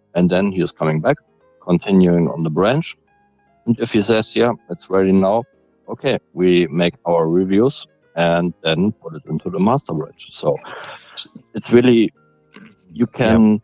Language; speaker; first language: English; non-native, fluent; German